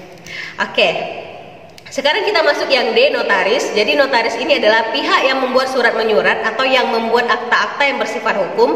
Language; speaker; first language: Indonesian; native; Indonesian